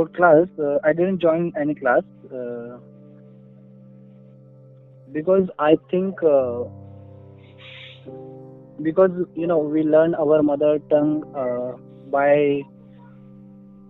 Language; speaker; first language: English; non-native, local second language; Marathi